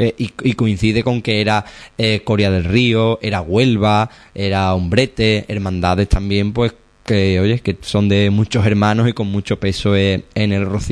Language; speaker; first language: Spanish; native; Spanish